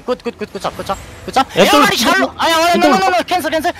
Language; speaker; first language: English; non-native, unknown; Korean